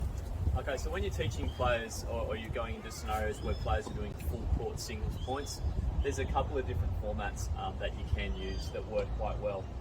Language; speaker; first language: English; native; English